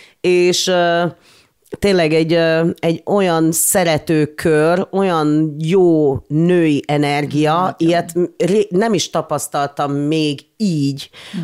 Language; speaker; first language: Hungarian; non-native, fluent; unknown